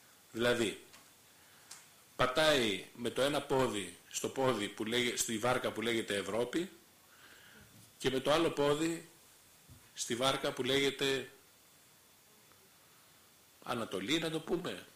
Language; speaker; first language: Greek; native; Greek